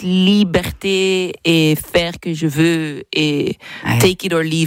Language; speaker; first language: French; non-native, local second language; Dutch